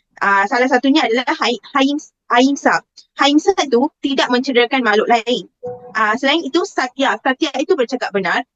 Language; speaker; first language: Malay; non-native, local second language; Tamil